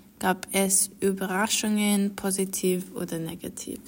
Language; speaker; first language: German; non-native, learner; English